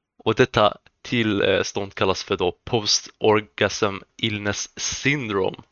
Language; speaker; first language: Swedish; early bilingual, other home language; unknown